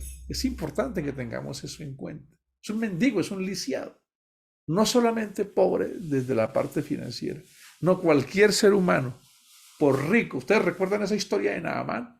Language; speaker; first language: Spanish; native; Spanish